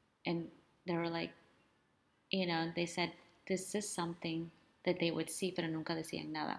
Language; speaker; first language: English; early bilingual, other home language; Spanish